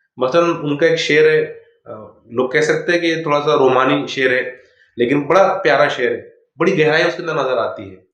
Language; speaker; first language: Urdu; native; Urdu